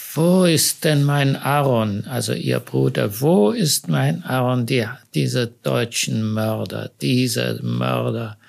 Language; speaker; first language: German; native; German